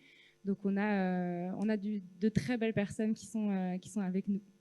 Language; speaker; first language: French; native; French